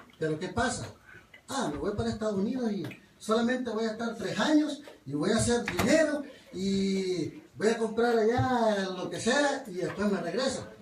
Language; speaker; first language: Spanish; native; Spanish